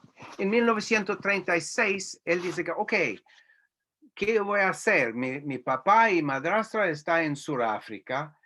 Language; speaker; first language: Spanish; non-native, fluent; English